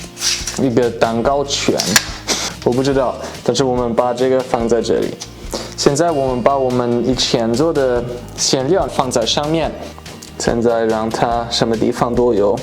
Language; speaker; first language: Chinese; non-native, fluent; German